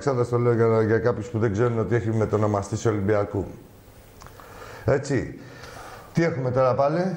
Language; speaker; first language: Greek; native; Greek